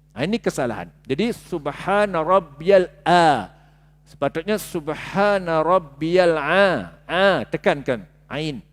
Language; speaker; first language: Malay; native; Malay